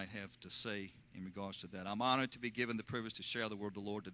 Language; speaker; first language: English; native; English